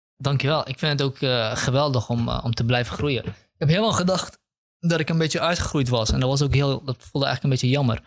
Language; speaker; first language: Dutch; early bilingual, other home language; Kurdish